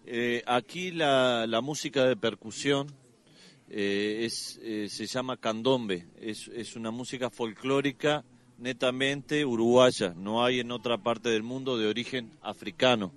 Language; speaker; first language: Spanish; native; Spanish